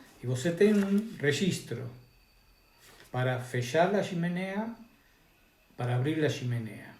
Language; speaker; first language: Portuguese; non-native, learner; Spanish